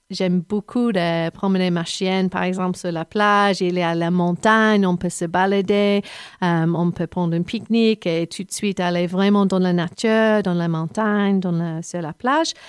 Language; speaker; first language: French; non-native, fluent; English